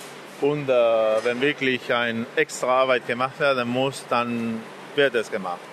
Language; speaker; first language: German; non-native, fluent; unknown